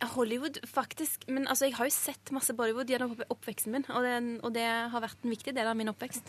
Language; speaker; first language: Norwegian; early bilingual, other home language; Urdu